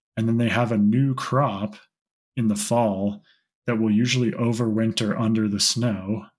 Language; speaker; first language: English; native; English